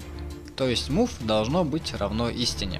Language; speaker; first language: Russian; native; Russian